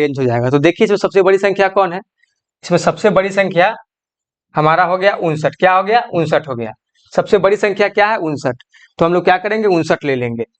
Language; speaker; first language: Hindi; native; Hindi